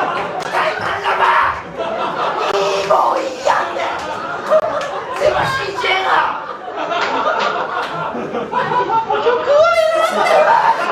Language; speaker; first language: Chinese; non-native, fluent; Japanese